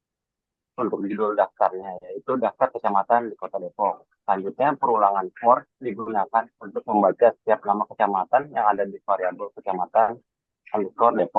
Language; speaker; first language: Indonesian; native; Indonesian